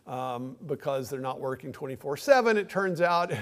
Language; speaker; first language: English; native; English